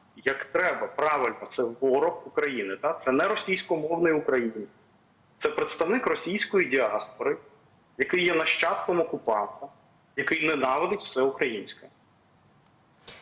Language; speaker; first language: Ukrainian; non-native, local second language; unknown